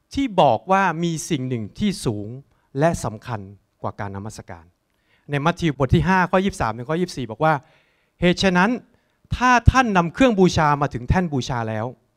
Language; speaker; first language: Thai; native; Thai